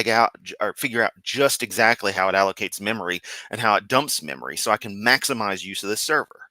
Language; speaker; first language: English; native; English